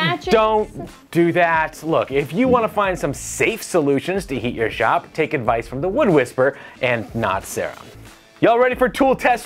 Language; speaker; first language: English; native; English